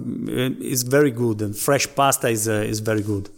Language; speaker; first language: English; non-native, learner; Italian